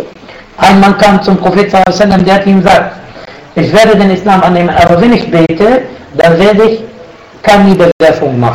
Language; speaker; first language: German; non-native, fluent; Arabic